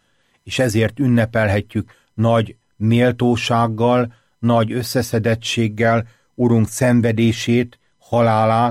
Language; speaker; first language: Hungarian; native; Hungarian